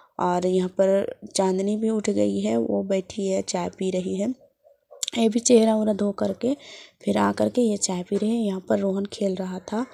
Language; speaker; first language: Hindi; native; Hindi